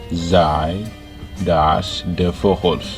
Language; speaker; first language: Dutch; non-native, fluent; Tigrinya